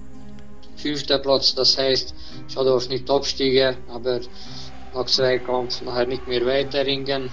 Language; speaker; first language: German; non-native, learner; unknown